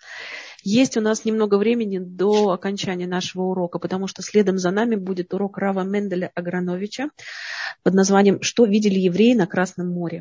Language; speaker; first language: Russian; native; Russian